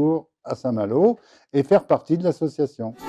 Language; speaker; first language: French; non-native, fluent; English